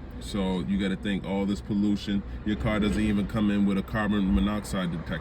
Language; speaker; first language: English; native; English